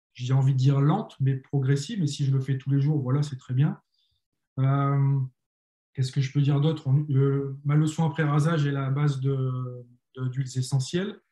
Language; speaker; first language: French; native; French